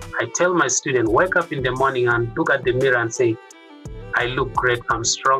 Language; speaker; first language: English; non-native, local second language; Acoli